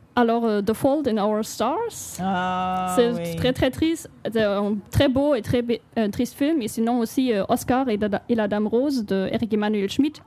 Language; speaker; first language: French; non-native, fluent; German